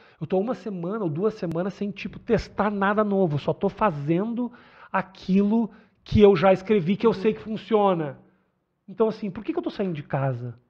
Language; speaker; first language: Portuguese; native; Portuguese